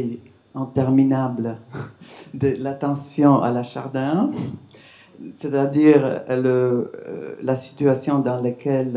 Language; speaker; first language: French; non-native, fluent; English